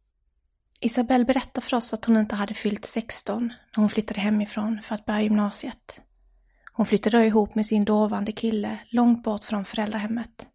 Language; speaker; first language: Swedish; native; Swedish